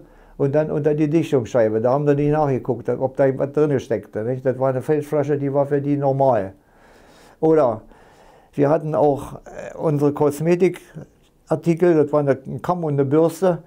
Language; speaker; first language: German; native; German